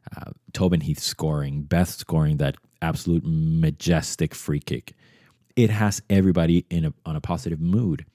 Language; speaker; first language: English; early bilingual, other home language; Spanish